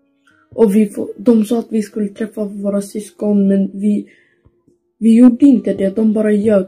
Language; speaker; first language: Swedish; early bilingual, other home language; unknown